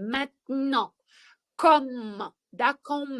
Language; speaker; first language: French; non-native, fluent; Ukrainian